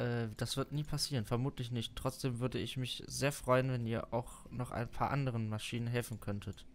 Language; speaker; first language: German; native; German